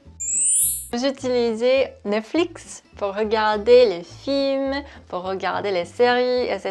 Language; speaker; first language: French; non-native, fluent; Korean